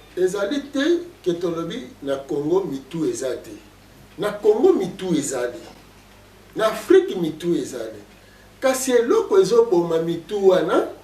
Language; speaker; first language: Lingala; non-native, local second language; Kongo